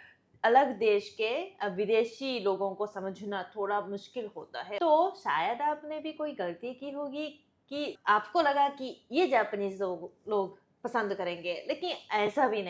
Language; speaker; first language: Hindi; non-native, fluent; Japanese